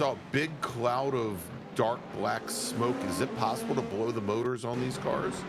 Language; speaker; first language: English; native; English